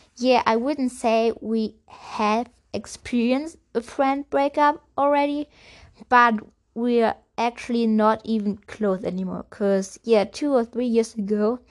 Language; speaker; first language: English; non-native, fluent; German